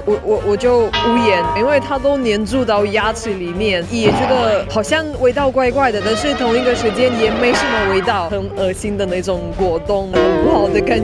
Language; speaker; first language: Chinese; non-native, fluent; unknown